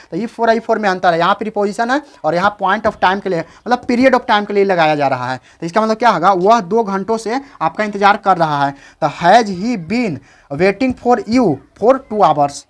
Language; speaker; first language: Hindi; native; Hindi